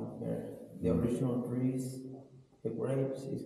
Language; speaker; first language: English; non-native, learner; Spanish